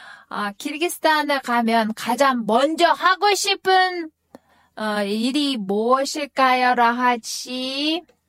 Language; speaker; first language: Korean; non-native, fluent; Kyrgyz